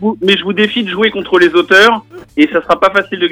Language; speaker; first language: French; native; French